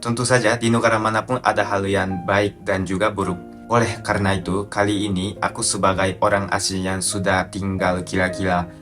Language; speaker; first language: Indonesian; non-native, fluent; Japanese